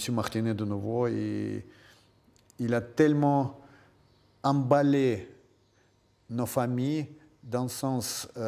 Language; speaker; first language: French; non-native, fluent; Russian